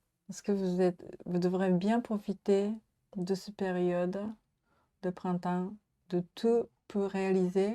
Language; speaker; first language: French; non-native, learner; Japanese